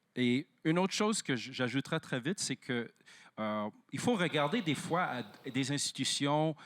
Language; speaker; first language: French; non-native, fluent; English